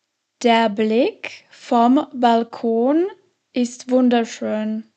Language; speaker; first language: German; non-native, fluent; Slovak